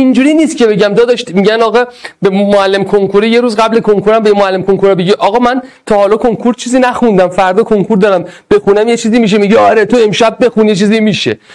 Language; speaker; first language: Persian; non-native, local second language; Arabic